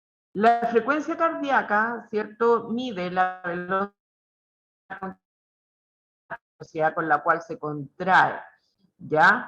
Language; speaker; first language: Spanish; native; Spanish